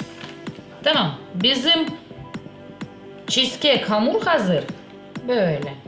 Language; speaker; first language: Turkish; non-native, learner; Russian